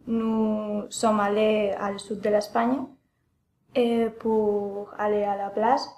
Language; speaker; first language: French; non-native, learner; Spanish